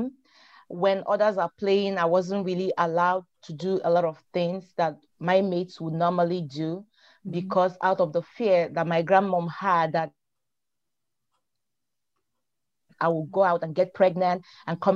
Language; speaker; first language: English; non-native, local second language; Igbo